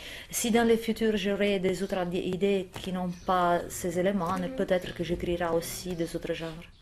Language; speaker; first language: French; non-native, fluent; Italian